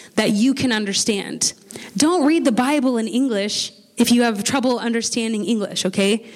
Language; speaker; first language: English; native; English